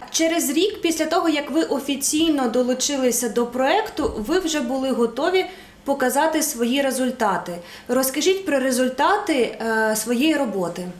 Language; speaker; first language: Ukrainian; native; Ukrainian